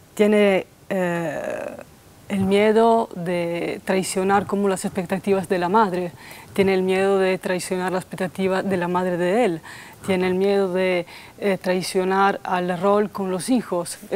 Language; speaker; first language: Spanish; non-native, fluent; Italian